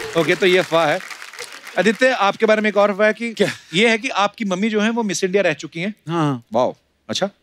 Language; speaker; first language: Hindi; native; Hindi